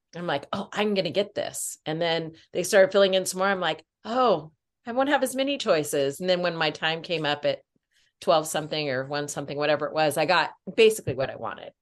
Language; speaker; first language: English; native; English